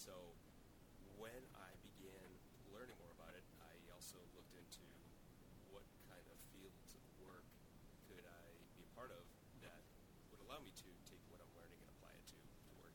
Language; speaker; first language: English; native; English